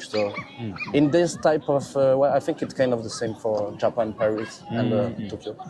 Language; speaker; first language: English; non-native, fluent; French